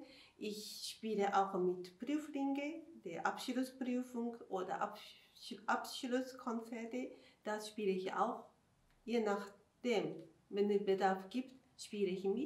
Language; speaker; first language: German; non-native, fluent; Japanese